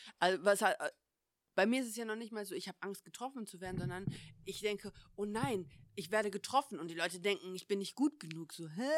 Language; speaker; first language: German; native; German